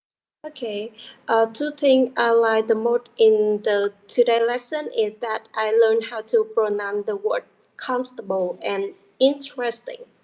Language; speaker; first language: English; non-native, learner; Vietnamese